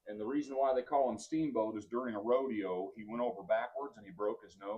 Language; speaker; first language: English; native; English